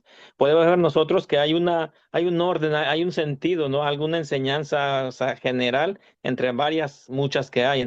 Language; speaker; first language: Spanish; native; Spanish